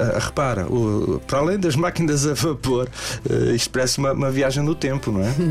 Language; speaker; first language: Portuguese; native; Portuguese